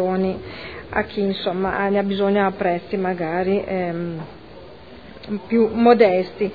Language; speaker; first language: Italian; native; Italian